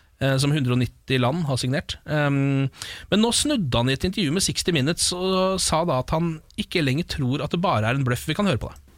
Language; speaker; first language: Norwegian; native; Norwegian